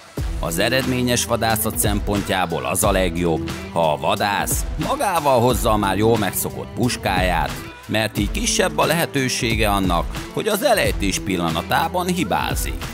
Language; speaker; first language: Hungarian; native; Hungarian